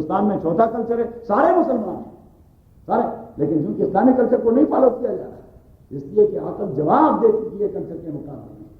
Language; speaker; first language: Urdu; non-native, local second language; Pashto